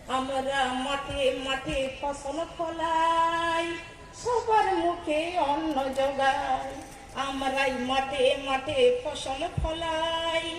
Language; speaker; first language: Bangla; non-native, local second language; Santali